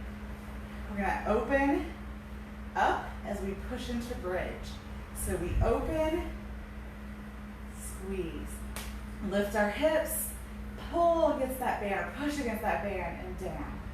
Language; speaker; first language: English; native; English